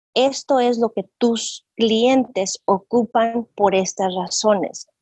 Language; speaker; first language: Spanish; native; Spanish